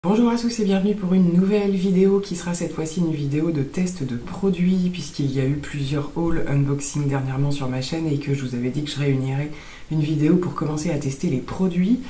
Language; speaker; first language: French; native; French